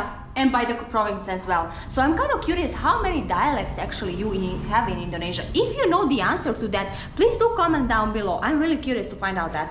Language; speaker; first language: English; non-native, fluent; Serbian